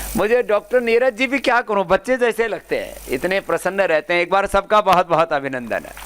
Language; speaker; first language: Hindi; native; Hindi